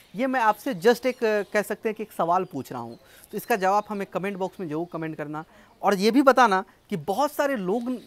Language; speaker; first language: Hindi; native; Hindi